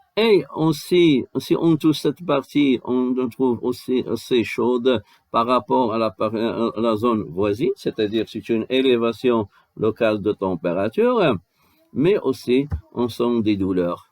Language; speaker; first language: French; non-native, local second language; Arabic